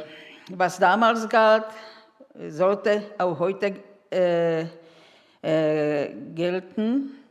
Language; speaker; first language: German; non-native, fluent; Czech